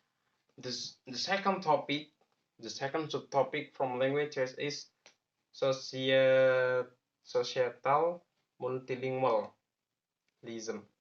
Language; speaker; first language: English; non-native, learner; Javanese